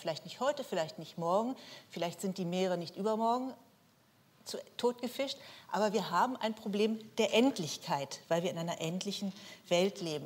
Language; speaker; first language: German; native; German